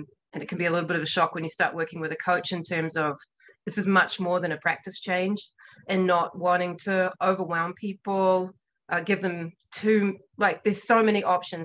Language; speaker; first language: English; native; English